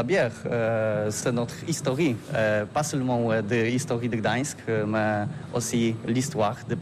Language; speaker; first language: French; non-native, learner; Polish